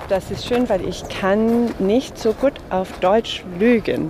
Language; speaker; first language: German; non-native, fluent; English